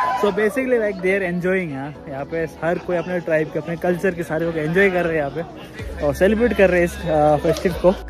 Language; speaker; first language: Hindi; non-native, local second language; Nepali